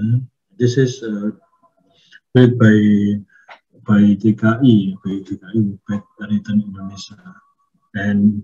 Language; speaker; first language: English; non-native, learner; Indonesian